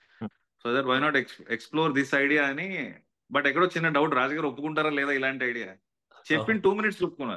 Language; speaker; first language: Telugu; native; Telugu